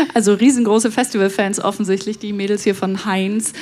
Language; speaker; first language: German; native; German